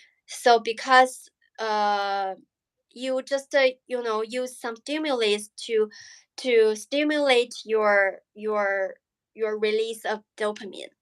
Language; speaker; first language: English; non-native, learner; Chinese